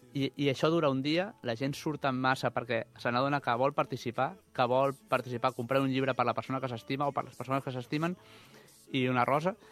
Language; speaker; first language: Catalan; native; Catalan